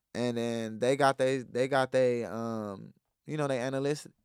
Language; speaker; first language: English; native; English